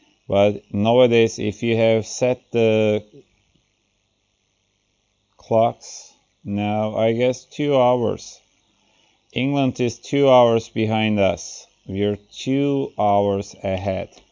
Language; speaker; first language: English; non-native, fluent; Turkish